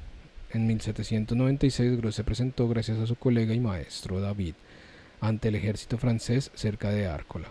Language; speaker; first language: Spanish; native; Spanish